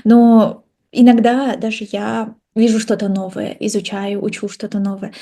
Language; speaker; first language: Russian; non-native, local second language; Kazakh